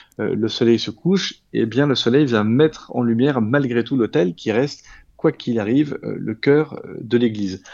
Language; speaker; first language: French; native; French